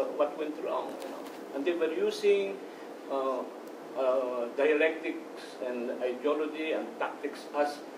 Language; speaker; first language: English; non-native, local second language; Iloko